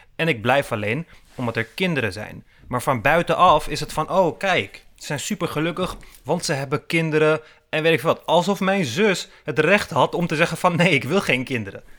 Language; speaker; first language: Dutch; early bilingual, other home language; Turkish